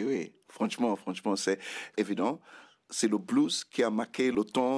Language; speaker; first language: French; non-native, fluent; Krio